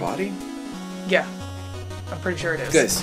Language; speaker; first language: English; native; English